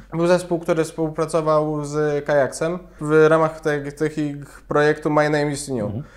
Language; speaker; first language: Polish; native; Polish